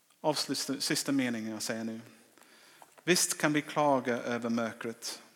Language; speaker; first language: Swedish; non-native, fluent; English